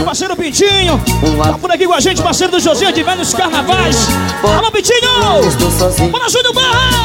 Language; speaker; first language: Portuguese; native; Portuguese